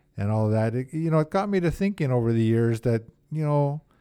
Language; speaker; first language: English; native; English